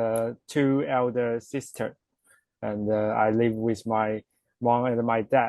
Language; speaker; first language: English; non-native, learner; Chinese